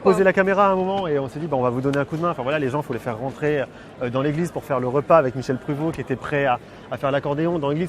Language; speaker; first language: French; native; French